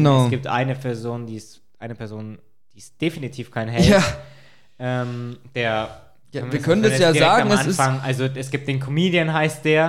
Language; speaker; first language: German; native; German